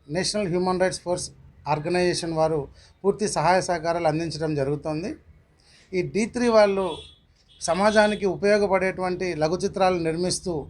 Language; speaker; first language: Telugu; native; Telugu